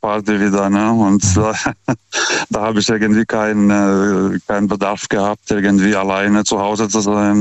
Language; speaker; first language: German; non-native, fluent; Lithuanian